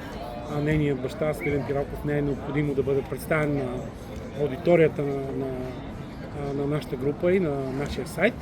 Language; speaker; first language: Bulgarian; native; Bulgarian